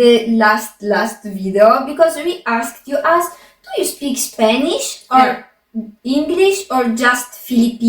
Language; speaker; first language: English; non-native, fluent; Arabic